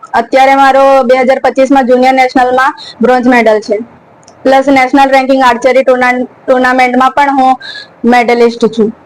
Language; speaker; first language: Gujarati; native; Gujarati